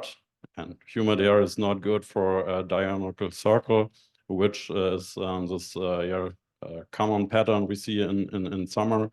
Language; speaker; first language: English; non-native, fluent; German